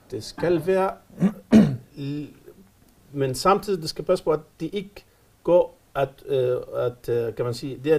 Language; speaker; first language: Danish; non-native, fluent; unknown